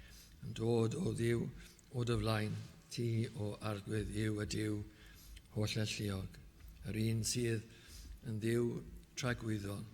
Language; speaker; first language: Welsh; native; Welsh